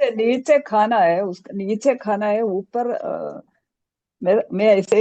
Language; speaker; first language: Hindi; non-native, local second language; Bangla